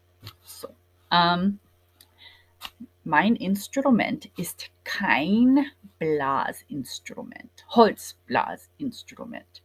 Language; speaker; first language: German; non-native, fluent; English